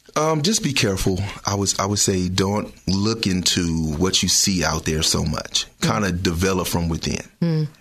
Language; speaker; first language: English; native; English